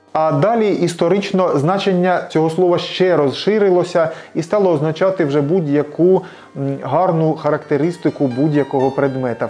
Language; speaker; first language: Ukrainian; native; Ukrainian